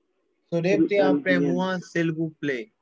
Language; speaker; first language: French; non-native, fluent; Hindi